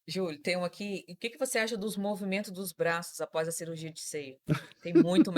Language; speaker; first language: Portuguese; native; Portuguese